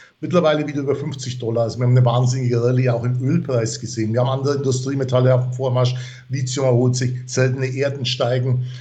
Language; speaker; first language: German; non-native, fluent; English